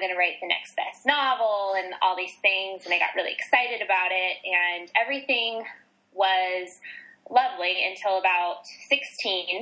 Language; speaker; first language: English; native; English